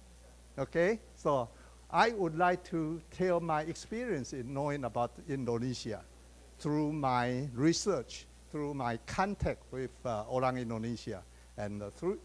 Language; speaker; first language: English; non-native, fluent; Chinese